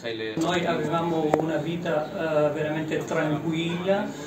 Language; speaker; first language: Italian; non-native, learner; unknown